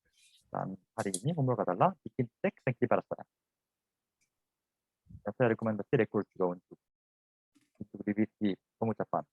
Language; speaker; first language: Indonesian; non-native, fluent; Korean